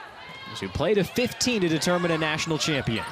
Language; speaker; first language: English; native; English